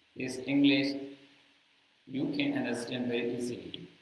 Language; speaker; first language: English; non-native, learner; Burmese